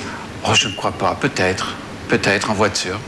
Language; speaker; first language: French; native; French